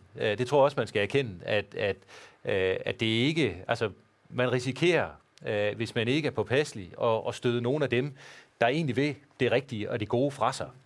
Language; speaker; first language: Danish; native; Danish